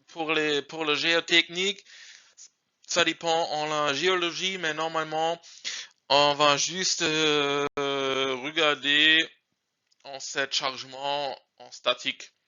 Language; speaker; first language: French; non-native, learner; German